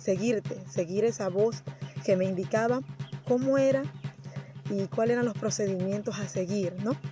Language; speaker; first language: Spanish; non-native, local second language; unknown